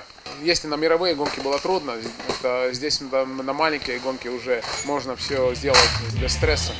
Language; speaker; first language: Russian; non-native, fluent; Estonian